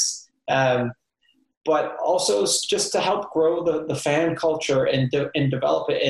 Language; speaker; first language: English; native; English